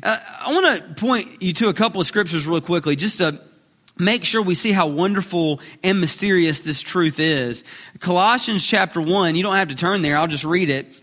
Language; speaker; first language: English; native; English